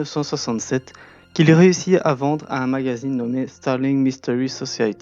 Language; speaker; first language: French; native; French